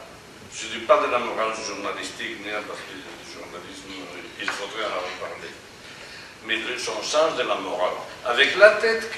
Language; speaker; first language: French; non-native, fluent; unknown